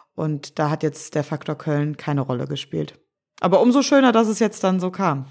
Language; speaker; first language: German; native; German